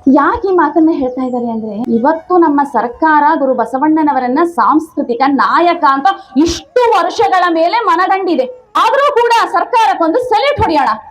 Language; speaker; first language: Kannada; non-native, local second language; Tamil